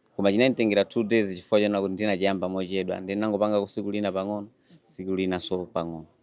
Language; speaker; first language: Nyanja; native; Nyanja